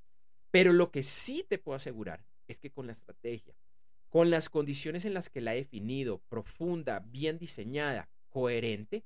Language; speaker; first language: Spanish; native; Spanish